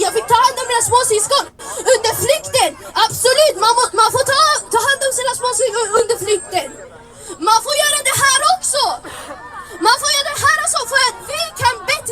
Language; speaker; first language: Swedish; early bilingual, other home language; Somali